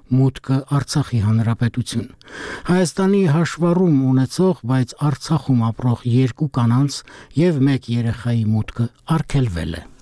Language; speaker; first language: Armenian; native; Armenian